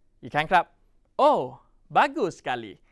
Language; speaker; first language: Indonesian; non-native, fluent; Thai